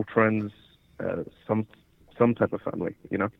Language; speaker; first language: English; early bilingual, other home language; Portuguese